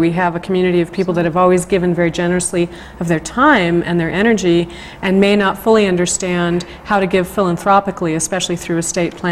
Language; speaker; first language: English; native; English